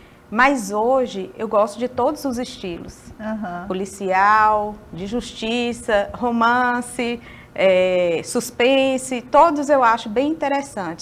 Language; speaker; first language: Portuguese; native; Portuguese